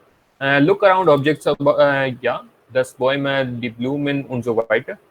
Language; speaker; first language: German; non-native, fluent; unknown